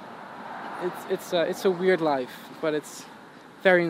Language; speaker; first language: English; non-native, fluent; Dutch